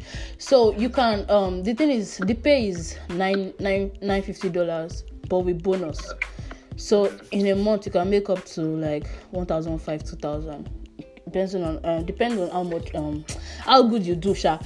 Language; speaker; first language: English; non-native, local second language; Igbo